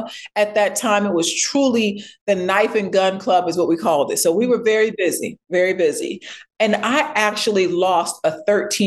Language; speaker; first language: English; native; English